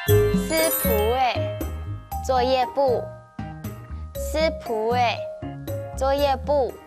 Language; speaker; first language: Chinese; native; Chinese